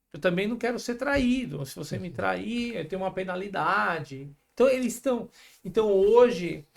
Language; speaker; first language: Portuguese; native; Portuguese